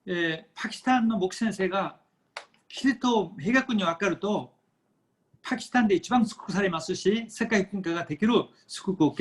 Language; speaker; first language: Japanese; non-native, fluent; Korean